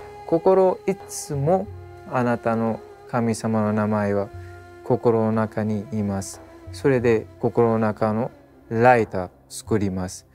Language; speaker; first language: Japanese; non-native, learner; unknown